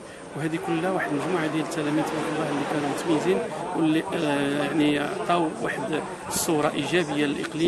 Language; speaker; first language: Arabic; native; Arabic